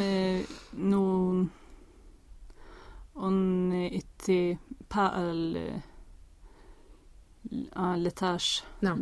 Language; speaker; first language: French; non-native, learner; Swedish